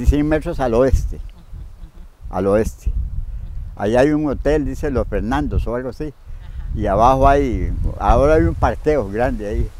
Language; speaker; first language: Spanish; native; Spanish